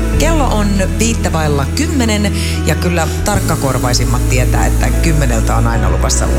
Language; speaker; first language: Finnish; native; Finnish